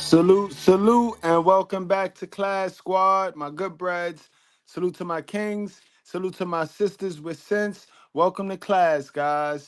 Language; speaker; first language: English; native; English